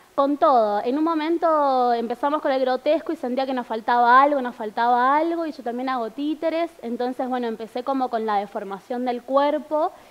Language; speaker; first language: Spanish; native; Spanish